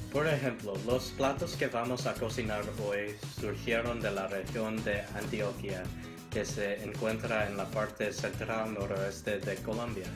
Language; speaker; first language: Spanish; non-native, learner; English